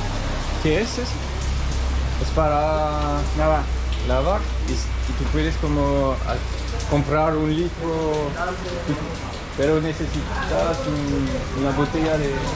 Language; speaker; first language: Spanish; non-native, learner; French